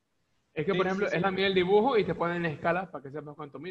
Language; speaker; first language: Spanish; native; Spanish